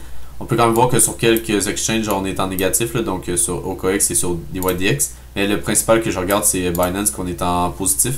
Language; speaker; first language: French; native; French